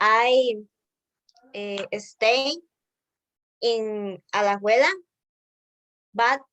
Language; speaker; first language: English; non-native, learner; Spanish